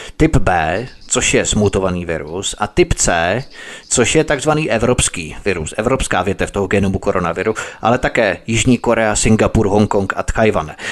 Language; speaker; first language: Czech; native; Czech